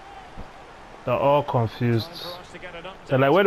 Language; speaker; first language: English; native; English